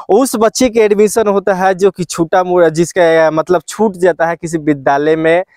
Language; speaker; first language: Hindi; native; Hindi